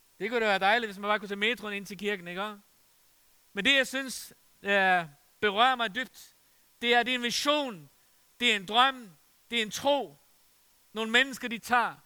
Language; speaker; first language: Danish; non-native, fluent; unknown